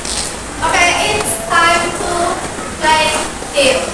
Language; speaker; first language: English; non-native, fluent; Indonesian